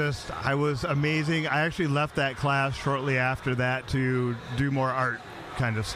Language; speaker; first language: English; native; English